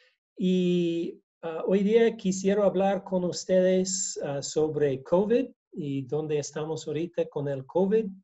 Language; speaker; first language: Spanish; non-native, learner; English